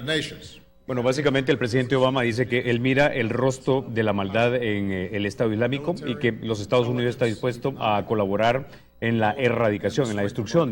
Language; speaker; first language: Spanish; native; Spanish